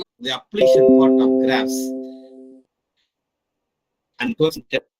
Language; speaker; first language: English; non-native, local second language; Tamil